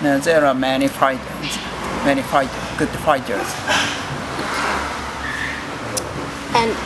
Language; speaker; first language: English; non-native, learner; Japanese